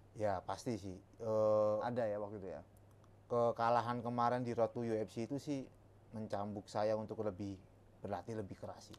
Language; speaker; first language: Indonesian; native; Indonesian